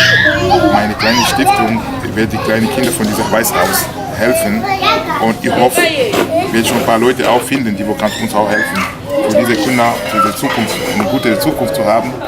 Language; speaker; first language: German; non-native, learner; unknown